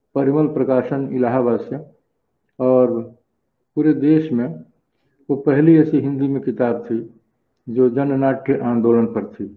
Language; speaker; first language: Hindi; native; Hindi